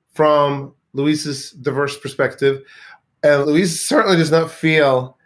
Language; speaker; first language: English; early bilingual, other home language; Swedish